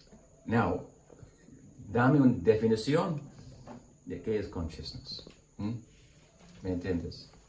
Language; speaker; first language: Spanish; non-native, learner; English